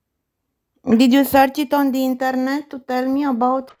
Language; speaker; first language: English; non-native, fluent; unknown